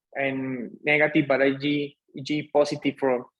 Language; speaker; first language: English; non-native, fluent; Spanish